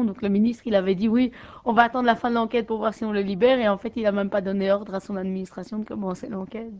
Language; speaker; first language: French; native; French